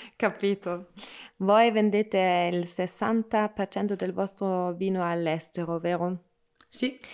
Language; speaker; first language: Italian; non-native, local second language; German